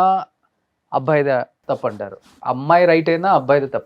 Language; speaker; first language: Telugu; native; Telugu